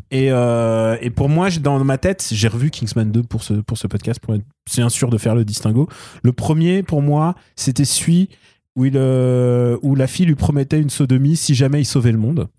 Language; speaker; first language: French; early bilingual, other home language; Russian